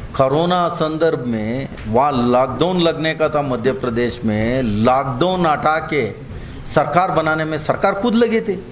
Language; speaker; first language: Hindi; non-native, local second language; Kannada